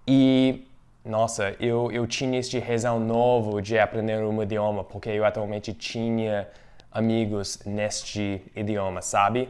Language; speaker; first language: Portuguese; non-native, fluent; English